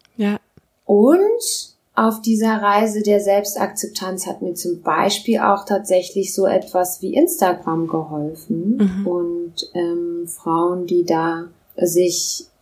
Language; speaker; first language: German; non-native, local second language; Russian